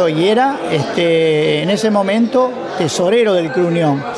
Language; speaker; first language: Spanish; native; Spanish